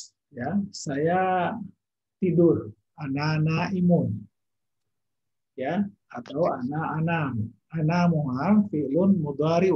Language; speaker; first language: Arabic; non-native, fluent; Indonesian